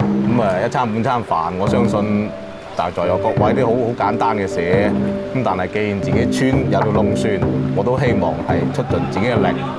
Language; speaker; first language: Cantonese; native; Cantonese